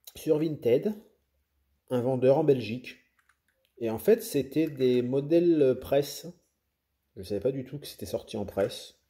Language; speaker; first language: French; native; French